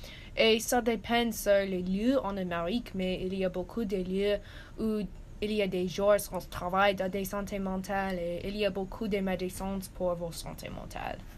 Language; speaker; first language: French; non-native, learner; English